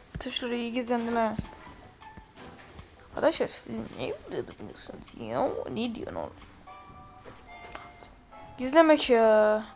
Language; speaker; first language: Turkish; native; Turkish